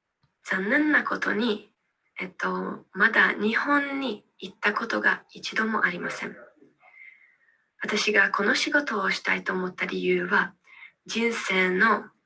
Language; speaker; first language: Japanese; non-native, learner; Hungarian